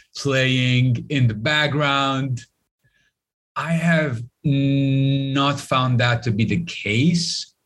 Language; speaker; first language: English; non-native, fluent; Arabic